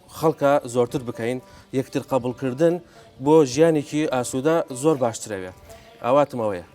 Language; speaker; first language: Central Kurdish; non-native, local second language; Turkish